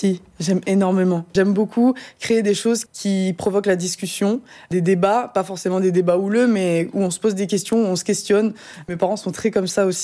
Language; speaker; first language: French; native; French